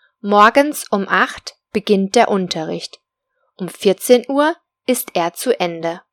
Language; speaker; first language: German; non-native, fluent; Spanish